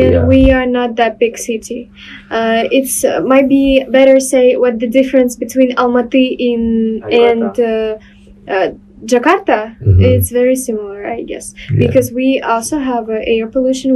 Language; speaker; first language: English; non-native, learner; Russian